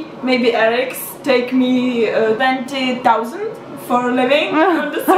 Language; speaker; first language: English; non-native, learner; Czech